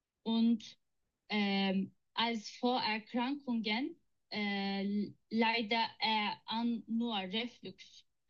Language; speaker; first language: German; non-native, learner; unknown